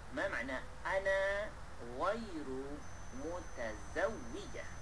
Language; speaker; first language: Arabic; non-native, fluent; Malay